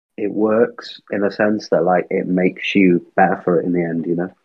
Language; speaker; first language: English; native; English